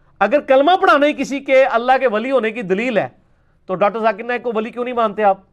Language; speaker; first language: Urdu; non-native, local second language; Punjabi